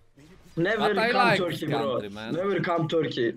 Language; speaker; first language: English; non-native, learner; Turkish